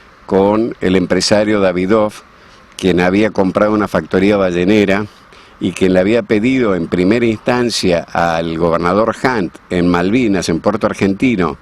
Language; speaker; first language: Spanish; native; Spanish